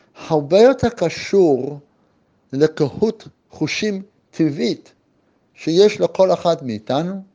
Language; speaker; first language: Hebrew; native; Hebrew